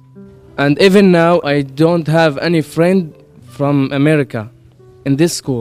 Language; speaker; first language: English; non-native, learner; Arabic